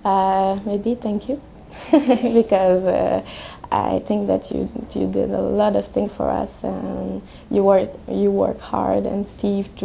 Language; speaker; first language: English; non-native, learner; French